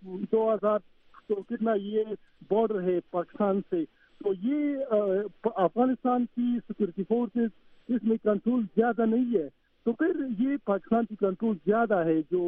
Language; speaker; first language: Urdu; non-native, fluent; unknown